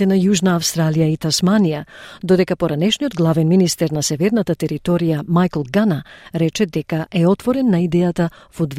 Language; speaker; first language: Macedonian; native; Macedonian